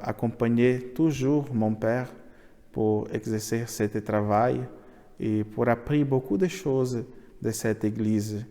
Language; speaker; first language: French; non-native, learner; Portuguese